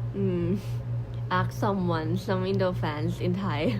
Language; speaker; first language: English; non-native, learner; Thai